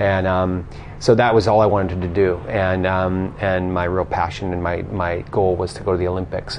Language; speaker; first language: English; native; English